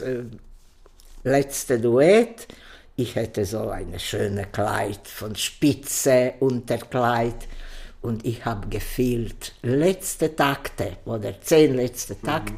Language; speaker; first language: German; non-native, learner; Croatian